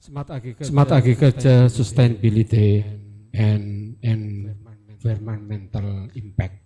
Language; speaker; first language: English; non-native, learner; Indonesian